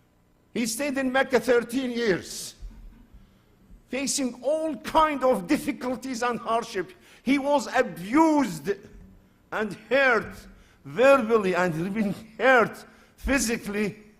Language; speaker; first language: English; non-native, fluent; Arabic